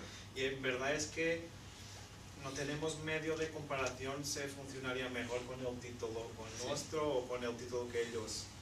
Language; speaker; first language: Spanish; non-native, fluent; Portuguese